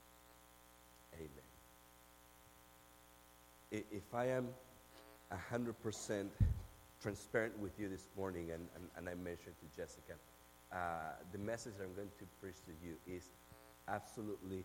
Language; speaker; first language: English; non-native, fluent; Spanish